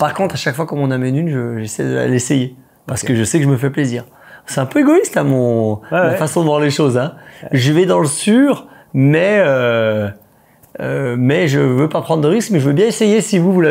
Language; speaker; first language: French; native; French